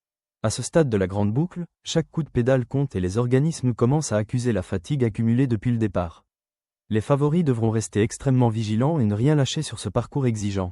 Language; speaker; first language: French; native; French